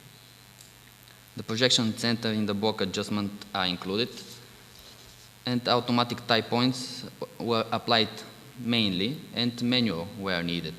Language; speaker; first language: English; non-native, fluent; Bulgarian